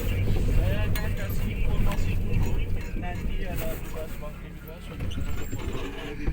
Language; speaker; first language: Indonesian; non-native, fluent; Turkish